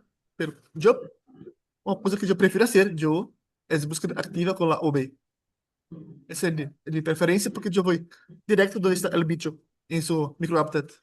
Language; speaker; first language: Spanish; non-native, fluent; Portuguese